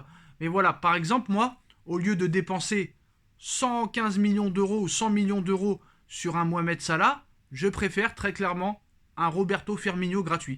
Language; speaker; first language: French; native; French